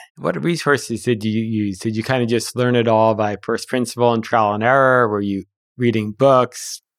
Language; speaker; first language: English; native; English